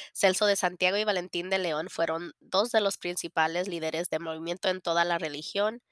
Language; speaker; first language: Spanish; early bilingual, heritage; Spanish